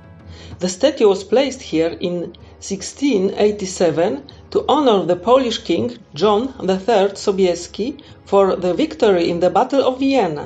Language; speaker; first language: English; non-native, fluent; Polish